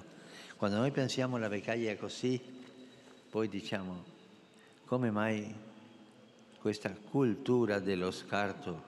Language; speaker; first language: Italian; non-native, fluent; Spanish